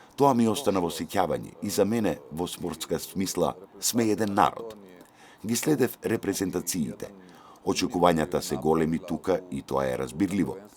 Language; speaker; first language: Macedonian; native; Macedonian